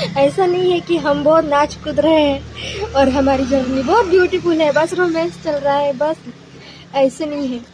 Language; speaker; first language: Hindi; non-native, local second language; Marathi